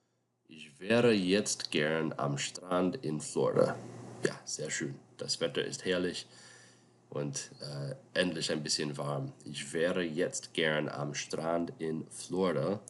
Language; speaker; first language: German; non-native, fluent; English